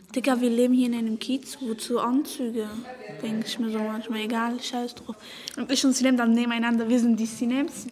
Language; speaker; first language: German; early bilingual, other home language; Turkish